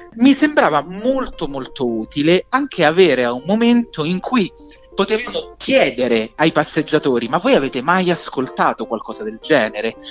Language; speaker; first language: Italian; native; Italian